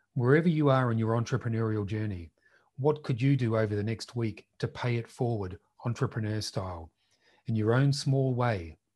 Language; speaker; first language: English; native; English